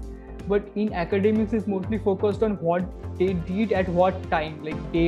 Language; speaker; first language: English; non-native, local second language; Bangla